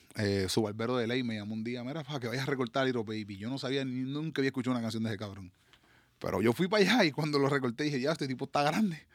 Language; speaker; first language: Spanish; native; Spanish